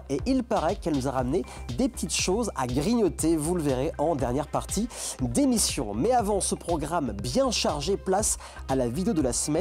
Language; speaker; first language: French; native; French